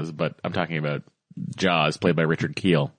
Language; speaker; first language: English; native; English